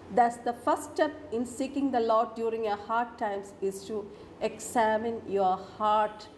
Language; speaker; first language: English; non-native, local second language; Malayalam